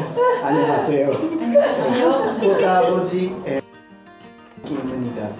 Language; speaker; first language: Korean; non-native, learner; Japanese